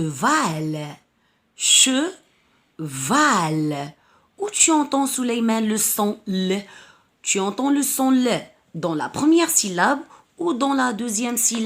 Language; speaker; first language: French; non-native, local second language; Arabic